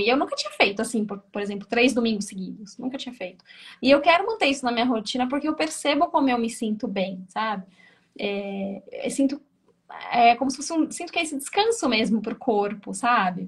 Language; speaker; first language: Portuguese; native; Portuguese